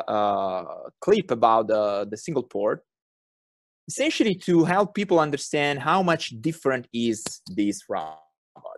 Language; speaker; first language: English; non-native, fluent; Italian